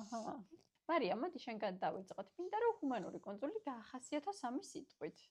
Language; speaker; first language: Georgian; native; Georgian